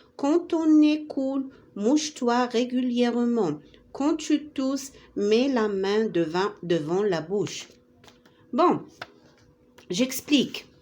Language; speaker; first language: French; non-native, local second language; Arabic